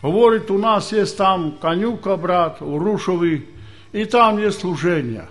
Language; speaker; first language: Ukrainian; non-native, local second language; Romany